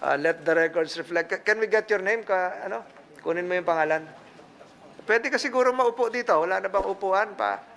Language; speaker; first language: Filipino; native; Filipino